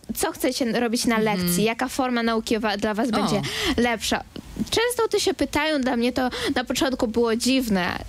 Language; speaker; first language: Polish; early bilingual, other home language; Ukrainian